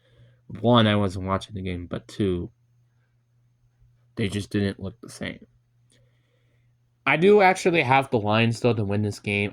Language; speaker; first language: English; native; English